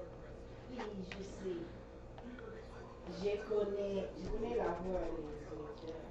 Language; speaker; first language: French; non-native, learner; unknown